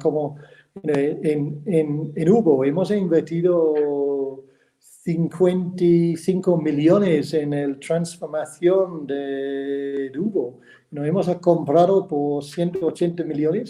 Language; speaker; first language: Spanish; non-native, fluent; English